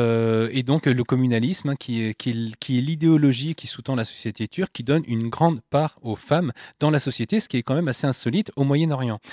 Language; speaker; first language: French; native; French